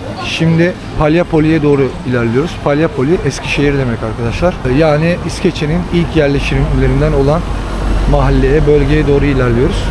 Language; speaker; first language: Turkish; native; Turkish